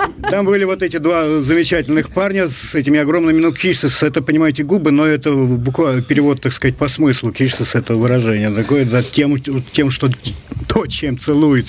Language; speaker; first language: Russian; native; Russian